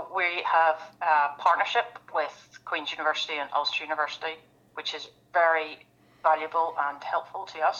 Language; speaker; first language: English; native; English